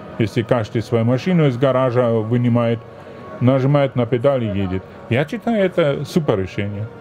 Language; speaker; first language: Russian; non-native, fluent; German